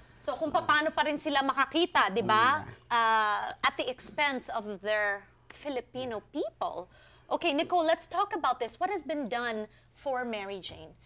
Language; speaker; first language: English; non-native, local second language; Filipino